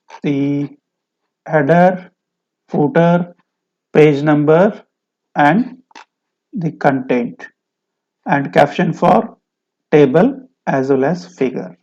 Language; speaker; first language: English; non-native, local second language; Kannada